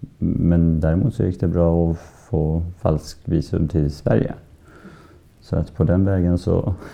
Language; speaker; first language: Swedish; early bilingual, other home language; Persian